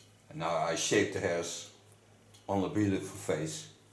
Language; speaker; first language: English; non-native, fluent; Dutch